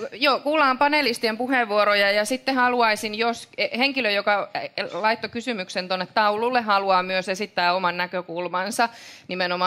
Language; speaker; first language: Finnish; native; Finnish